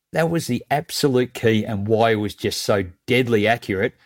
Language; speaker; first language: English; native; English